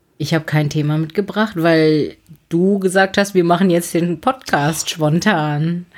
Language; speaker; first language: German; native; German